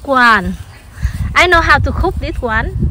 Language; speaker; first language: English; non-native, local second language; Vietnamese